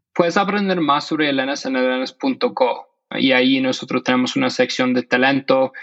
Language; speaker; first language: Spanish; non-native, fluent; English